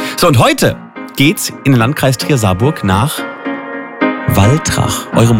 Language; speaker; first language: German; native; German